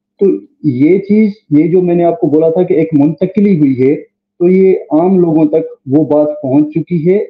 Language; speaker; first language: Urdu; non-native, local second language; Sindhi